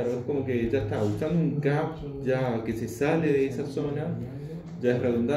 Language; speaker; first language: Spanish; native; Spanish